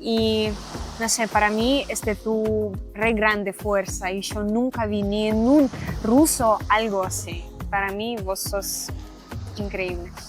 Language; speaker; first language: Spanish; non-native, learner; Russian